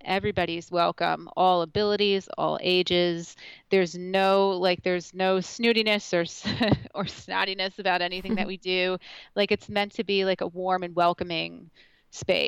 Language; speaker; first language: English; native; English